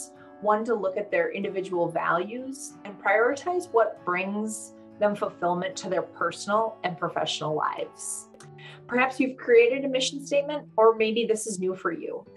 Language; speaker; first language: English; native; English